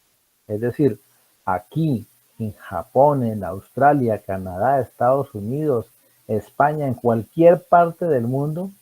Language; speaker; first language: Spanish; native; Spanish